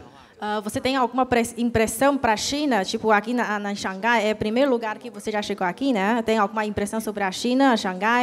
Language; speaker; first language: Portuguese; non-native, learner; Chinese